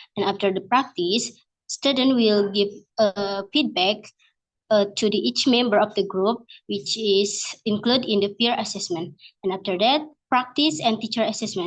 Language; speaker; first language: English; non-native, learner; Indonesian